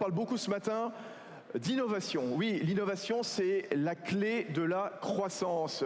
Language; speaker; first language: French; native; French